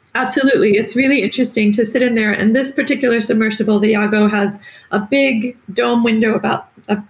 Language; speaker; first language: English; native; English